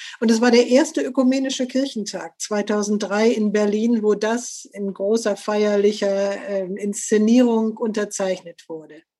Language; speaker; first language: German; native; German